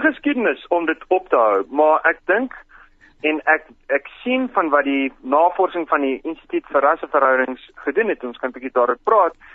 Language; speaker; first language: Afrikaans; non-native, local second language; English